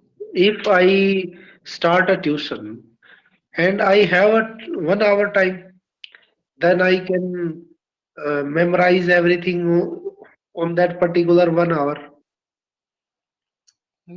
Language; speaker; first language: English; non-native, learner; Hindi